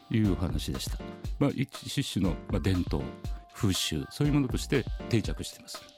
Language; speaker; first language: Japanese; native; Japanese